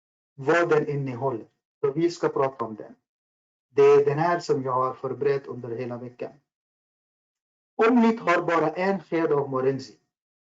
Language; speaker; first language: Swedish; non-native, fluent; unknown